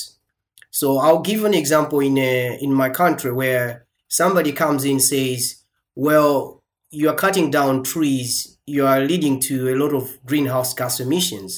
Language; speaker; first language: English; non-native, local second language; Nyanja